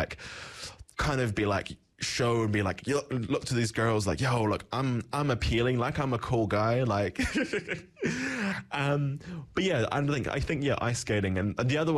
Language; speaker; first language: English; native; English